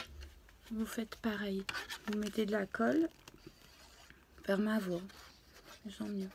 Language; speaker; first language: French; native; French